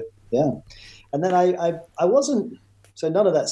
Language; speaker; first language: English; native; English